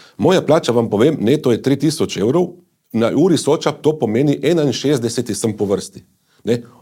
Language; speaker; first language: Slovenian; native; Slovenian